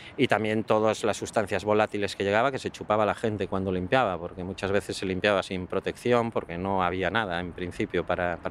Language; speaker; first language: Spanish; native; Spanish